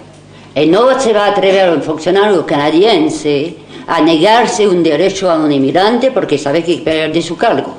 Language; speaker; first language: Spanish; non-native, fluent; French